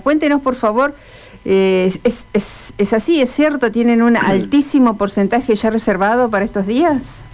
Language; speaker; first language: Spanish; native; Spanish